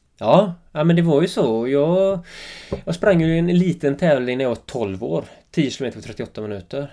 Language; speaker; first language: Swedish; native; Swedish